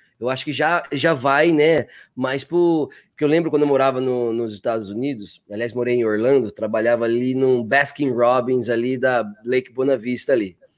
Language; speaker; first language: Portuguese; native; Portuguese